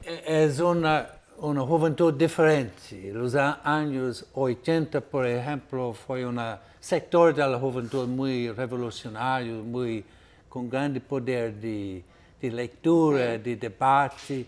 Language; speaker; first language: Spanish; non-native, fluent; Portuguese